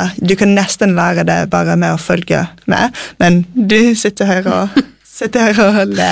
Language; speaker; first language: Norwegian; non-native, fluent; English